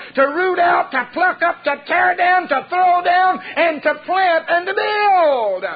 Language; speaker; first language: English; native; English